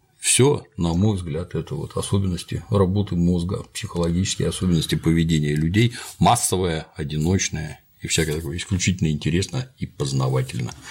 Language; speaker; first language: Russian; native; Russian